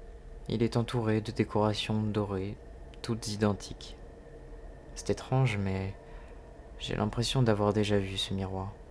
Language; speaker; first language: French; native; French